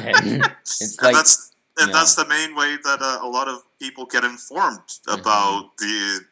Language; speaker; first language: English; non-native, fluent; Russian